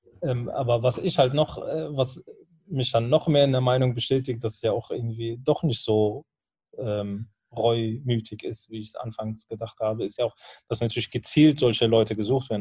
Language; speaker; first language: German; native; German